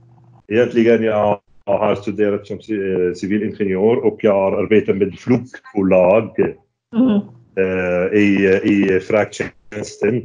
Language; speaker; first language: Swedish; non-native, fluent; Arabic